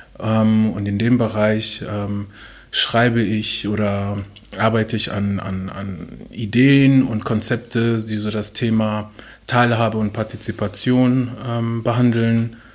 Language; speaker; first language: German; early bilingual, other home language; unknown